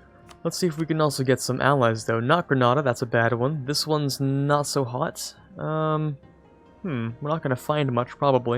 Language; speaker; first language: English; native; English